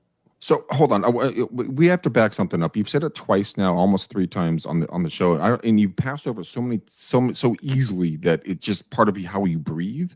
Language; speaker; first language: English; native; English